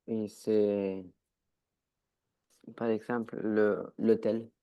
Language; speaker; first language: French; non-native, learner; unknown